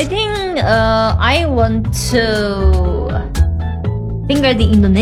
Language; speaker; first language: English; non-native, learner; Korean